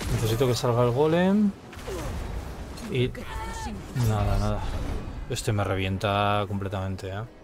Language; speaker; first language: Spanish; native; Spanish